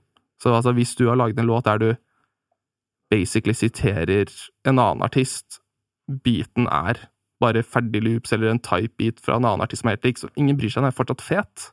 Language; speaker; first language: Norwegian; native; Norwegian